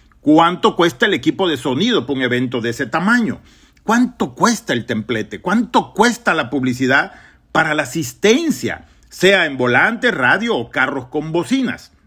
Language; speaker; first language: Spanish; native; Spanish